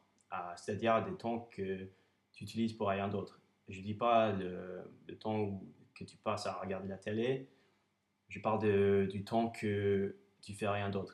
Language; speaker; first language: French; non-native, fluent; English